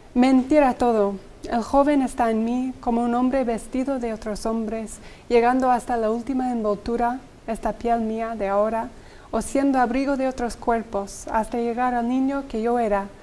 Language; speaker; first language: Spanish; non-native, fluent; English